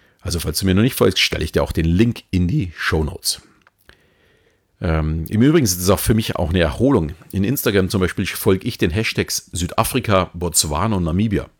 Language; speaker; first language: German; native; German